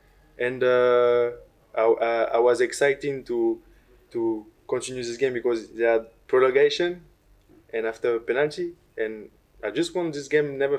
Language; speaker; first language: English; non-native, learner; French